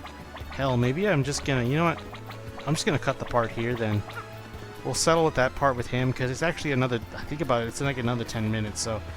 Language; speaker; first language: English; native; English